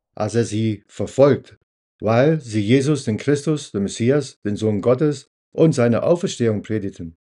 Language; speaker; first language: German; non-native, fluent; English